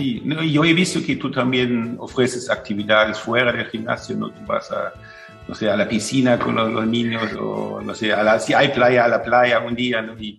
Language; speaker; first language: Spanish; non-native, fluent; German